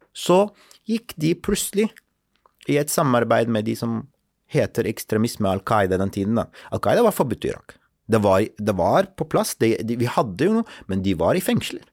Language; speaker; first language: Norwegian; non-native, fluent; Arabic